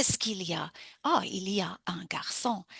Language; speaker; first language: French; non-native, fluent; English